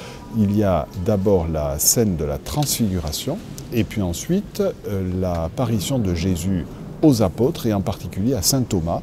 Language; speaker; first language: French; native; French